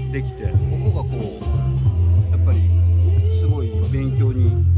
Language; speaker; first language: Japanese; native; Japanese